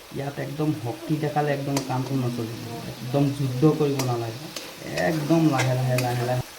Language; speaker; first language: Assamese; non-native, local second language; Bangla